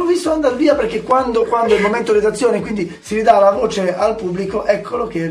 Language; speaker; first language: Italian; native; Italian